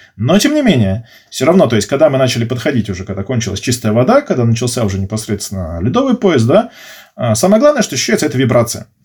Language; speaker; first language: Russian; native; Russian